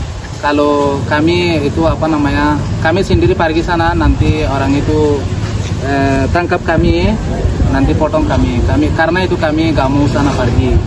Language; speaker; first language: Indonesian; non-native, learner; Rohingya